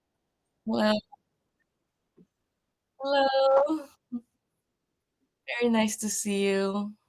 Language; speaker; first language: English; non-native, fluent; Japanese